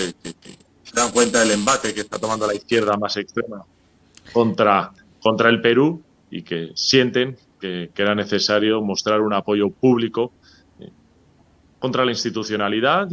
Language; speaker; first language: Spanish; native; Spanish